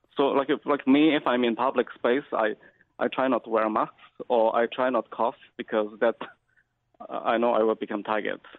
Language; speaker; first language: English; non-native, fluent; Chinese